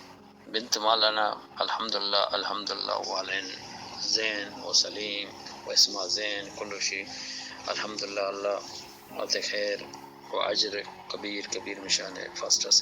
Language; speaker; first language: Arabic; non-native, learner; Urdu